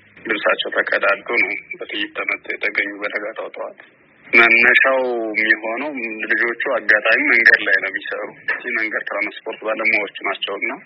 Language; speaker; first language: Amharic; native; Amharic